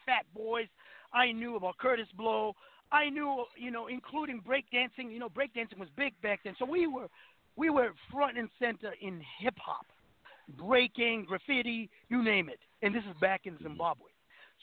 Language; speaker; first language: English; non-native, local second language; Shona